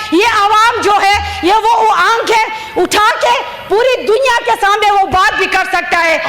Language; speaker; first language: Urdu; non-native, local second language; Khowar